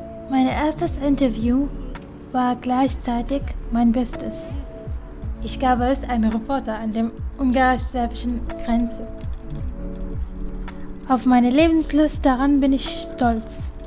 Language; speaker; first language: German; non-native, fluent; Kurdish